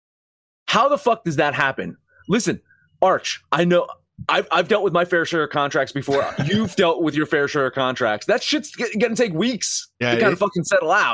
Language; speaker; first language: English; native; English